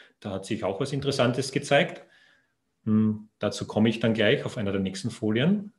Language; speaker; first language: German; native; German